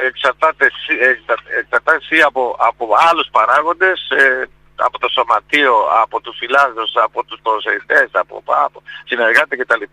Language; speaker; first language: Greek; non-native, fluent; Spanish